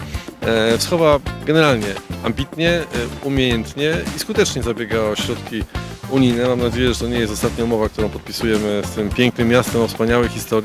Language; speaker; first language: Polish; native; Polish